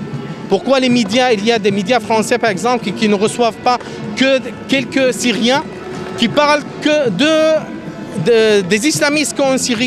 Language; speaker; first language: French; non-native, fluent; Arabic